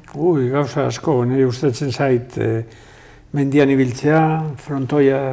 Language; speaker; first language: Basque; non-native, local second language; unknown